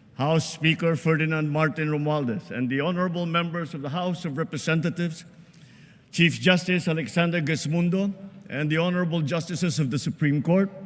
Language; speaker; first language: English; non-native, local second language; Filipino